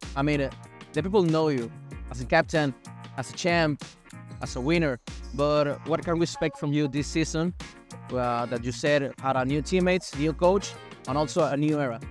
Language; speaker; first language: English; non-native, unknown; Spanish